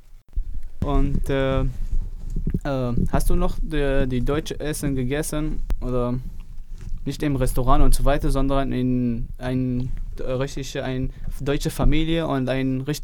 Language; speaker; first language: German; non-native, learner; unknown